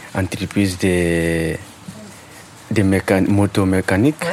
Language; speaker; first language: French; non-native, learner; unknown